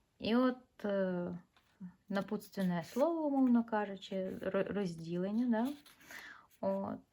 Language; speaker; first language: Ukrainian; non-native, local second language; Russian